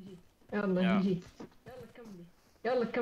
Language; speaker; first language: Arabic; native; Arabic